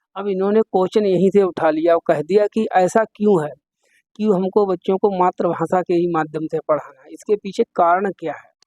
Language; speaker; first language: Hindi; native; Hindi